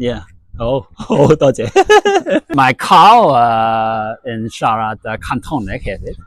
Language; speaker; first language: Welsh; non-native, learner; Cantonese